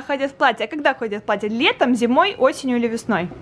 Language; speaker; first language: Russian; native; Russian